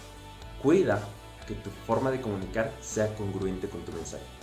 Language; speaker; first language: Spanish; native; Spanish